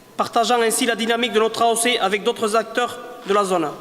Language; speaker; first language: French; native; French